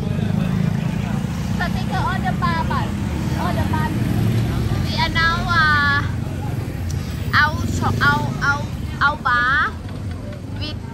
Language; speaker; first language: English; non-native, learner; Thai